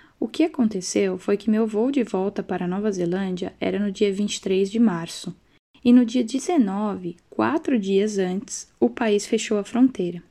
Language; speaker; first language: Portuguese; native; Portuguese